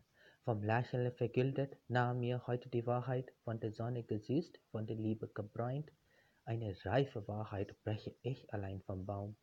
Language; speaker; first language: German; non-native, fluent; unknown